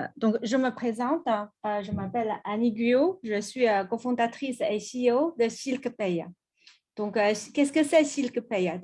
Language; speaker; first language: French; non-native, fluent; Chinese